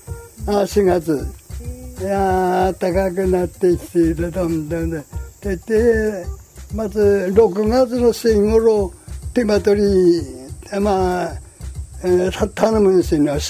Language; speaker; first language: Japanese; native; Japanese